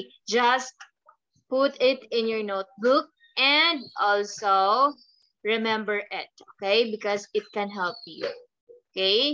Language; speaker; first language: English; non-native, fluent; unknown